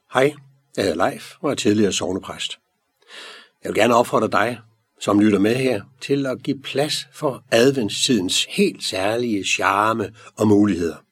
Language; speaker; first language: Danish; native; Danish